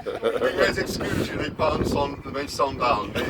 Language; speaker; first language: French; non-native, fluent; English